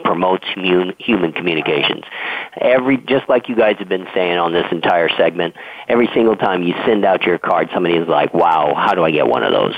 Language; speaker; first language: English; native; English